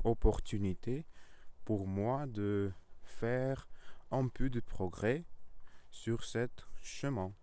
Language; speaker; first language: French; non-native, learner; Russian